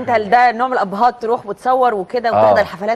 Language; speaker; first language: Arabic; native; Arabic